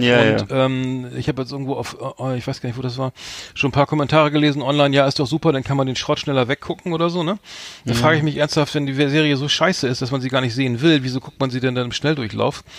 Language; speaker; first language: German; native; German